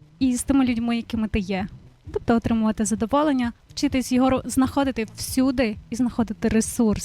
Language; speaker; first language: Ukrainian; native; Ukrainian